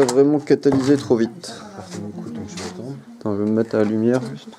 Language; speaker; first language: French; native; French